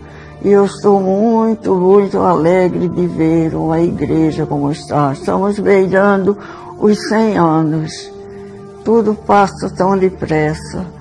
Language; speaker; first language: Portuguese; early bilingual, other home language; Swedish